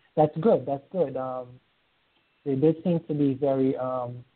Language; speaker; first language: English; early bilingual, other home language; Haitian Creole